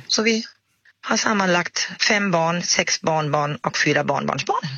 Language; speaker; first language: Swedish; non-native, fluent; German